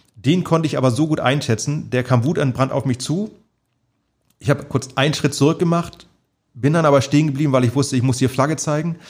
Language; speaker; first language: German; native; German